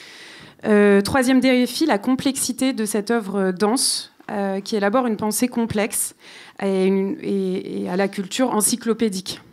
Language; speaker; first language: French; native; French